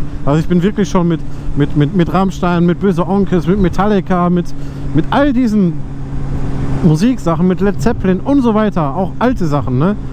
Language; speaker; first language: German; native; German